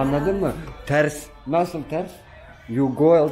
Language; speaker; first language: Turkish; non-native, learner; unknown